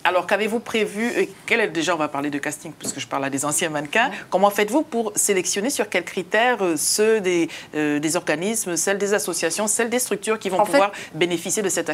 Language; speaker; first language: French; native; French